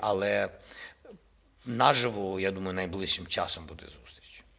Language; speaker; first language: Ukrainian; non-native, local second language; Russian